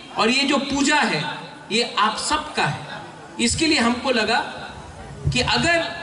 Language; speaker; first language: Hindi; non-native, local second language; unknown